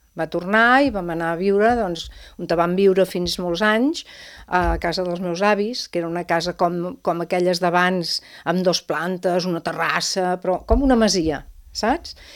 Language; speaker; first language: Catalan; non-native, local second language; Spanish